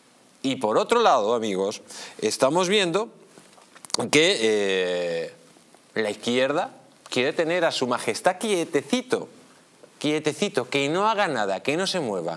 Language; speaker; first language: Spanish; native; Spanish